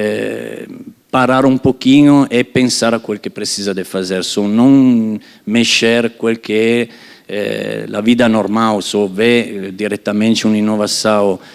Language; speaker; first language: Portuguese; non-native, fluent; Italian